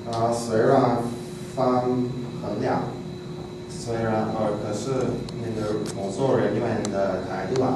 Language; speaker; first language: Chinese; non-native, learner; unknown